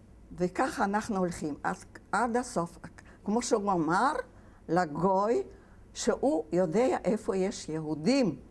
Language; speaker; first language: Hebrew; non-native, fluent; Yiddish